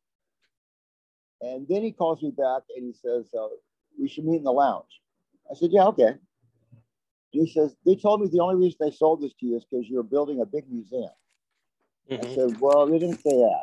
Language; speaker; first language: English; native; English